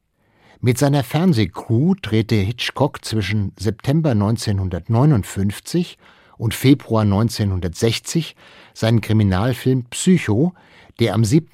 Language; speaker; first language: German; native; German